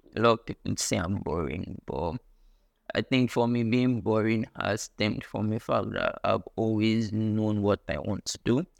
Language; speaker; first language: English; non-native, local second language; Ibibio